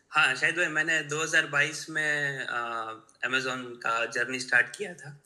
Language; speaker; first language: Hindi; non-native, local second language; Gujarati